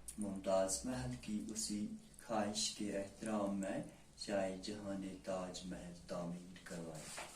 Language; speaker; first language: Urdu; non-native, local second language; Kashmiri